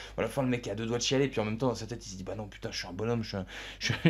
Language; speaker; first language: French; native; French